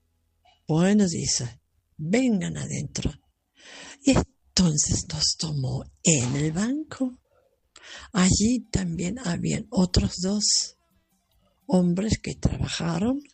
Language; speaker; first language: Spanish; non-native, fluent; German